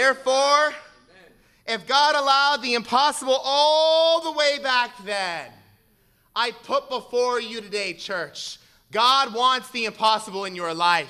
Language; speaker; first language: English; native; English